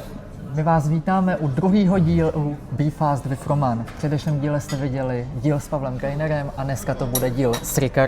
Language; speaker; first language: Czech; native; Czech